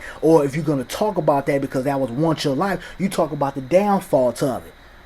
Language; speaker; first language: English; native; English